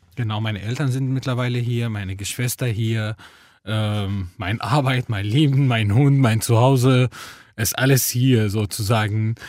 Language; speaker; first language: German; non-native, fluent; Arabic